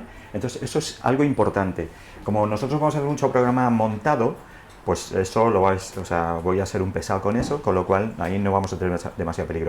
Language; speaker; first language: Spanish; native; Spanish